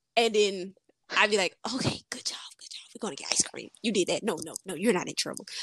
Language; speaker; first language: English; native; English